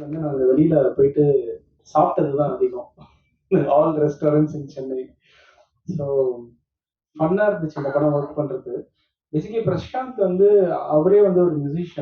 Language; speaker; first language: Tamil; native; Tamil